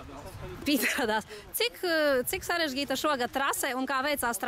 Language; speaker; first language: Latvian; native; Latvian